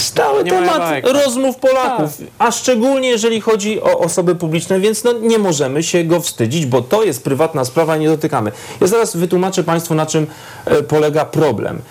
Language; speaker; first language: Polish; native; Polish